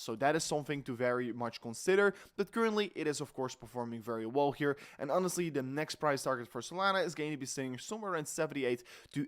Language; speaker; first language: English; non-native, fluent; Dutch